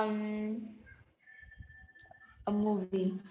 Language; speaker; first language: English; non-native, learner; Vietnamese